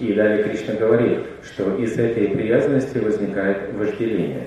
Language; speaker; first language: Russian; native; Russian